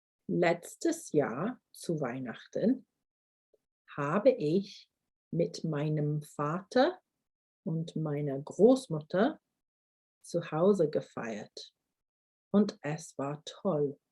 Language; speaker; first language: German; non-native, fluent; English